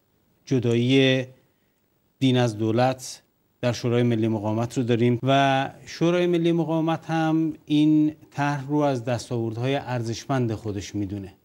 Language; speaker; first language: Persian; native; Persian